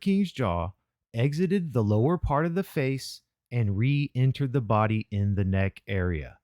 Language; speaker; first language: English; native; English